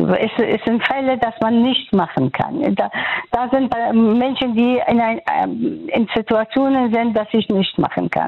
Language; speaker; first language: German; non-native, fluent; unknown